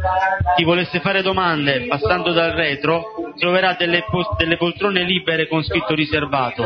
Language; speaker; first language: Italian; native; Italian